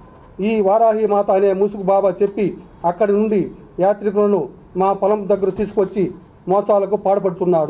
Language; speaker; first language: Telugu; native; Telugu